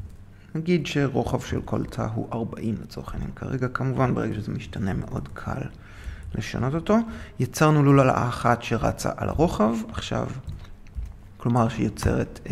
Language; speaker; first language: Hebrew; native; Hebrew